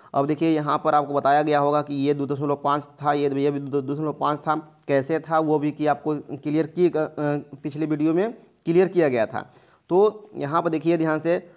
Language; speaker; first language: Hindi; native; Hindi